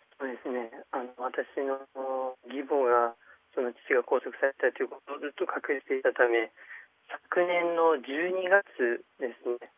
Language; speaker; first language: Japanese; early bilingual, other home language; Chinese